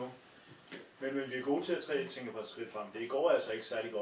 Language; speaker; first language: Danish; native; Danish